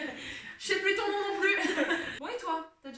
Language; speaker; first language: French; native; French